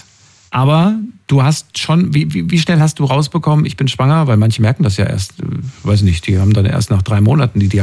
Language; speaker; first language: German; native; German